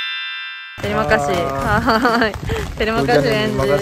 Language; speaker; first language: Indonesian; non-native, learner; Japanese